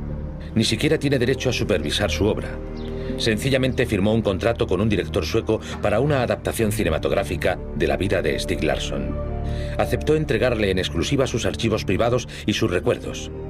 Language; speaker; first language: Spanish; native; Spanish